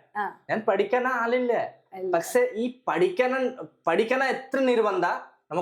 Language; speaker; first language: Malayalam; non-native, local second language; Bangla